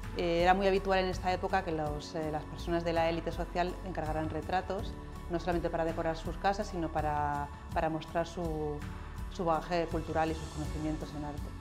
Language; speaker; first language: Spanish; native; Spanish